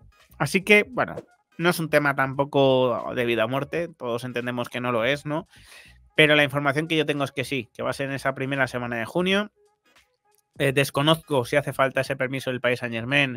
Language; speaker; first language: Spanish; native; Spanish